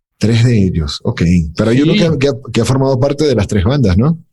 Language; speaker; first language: Spanish; native; Spanish